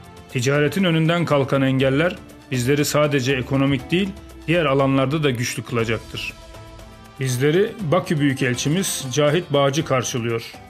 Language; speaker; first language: Turkish; native; Turkish